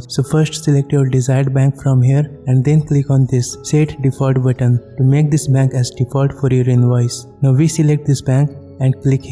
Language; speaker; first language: English; non-native, local second language; Hindi